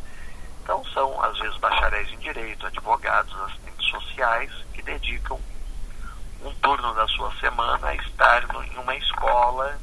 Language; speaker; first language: Portuguese; native; Portuguese